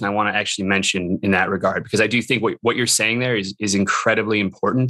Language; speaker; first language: English; native; English